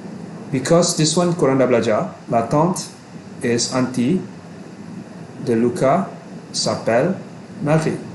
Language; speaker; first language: French; non-native, fluent; Malay